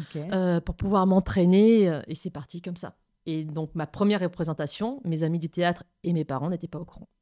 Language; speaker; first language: French; native; French